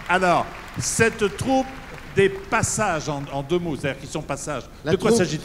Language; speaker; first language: French; native; French